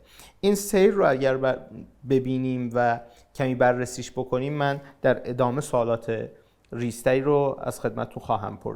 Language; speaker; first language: Persian; native; Persian